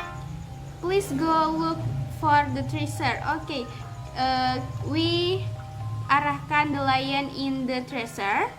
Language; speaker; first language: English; non-native, learner; Indonesian